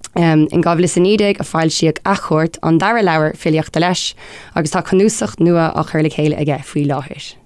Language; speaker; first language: Irish; non-native, local second language; English